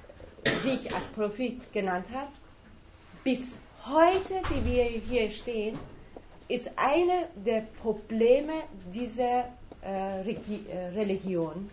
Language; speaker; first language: German; non-native, fluent; Persian